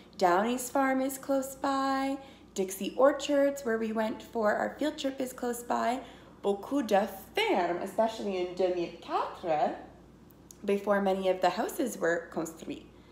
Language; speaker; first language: English; native; English